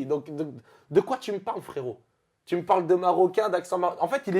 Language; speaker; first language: French; native; French